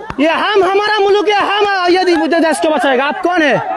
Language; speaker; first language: Hindi; non-native, local second language; Bangla